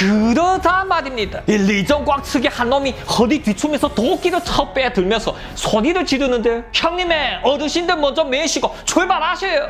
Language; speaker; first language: Korean; native; Korean